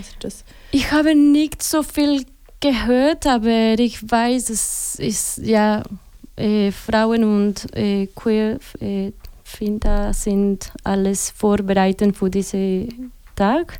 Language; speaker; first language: German; non-native, learner; Spanish